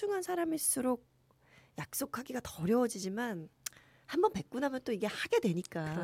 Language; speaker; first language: Korean; native; Korean